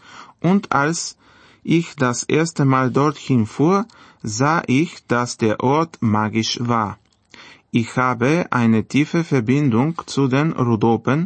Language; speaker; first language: German; non-native, fluent; Bulgarian